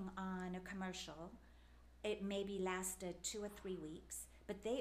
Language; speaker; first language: English; native; English